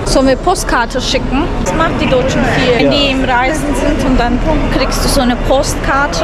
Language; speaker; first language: German; non-native, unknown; Turkish